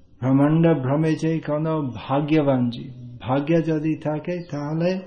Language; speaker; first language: Bangla; non-native, fluent; English